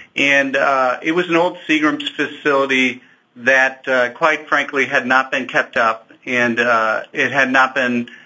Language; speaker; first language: English; native; English